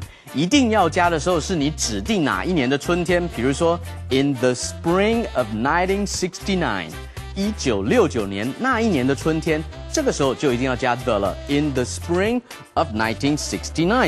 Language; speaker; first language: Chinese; native; Chinese